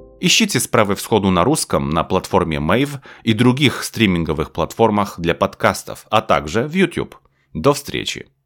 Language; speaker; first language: Russian; non-native, fluent; Polish